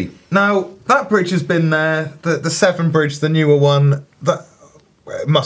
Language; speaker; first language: English; native; English